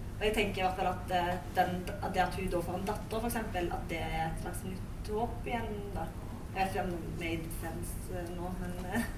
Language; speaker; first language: Norwegian; early bilingual, other home language; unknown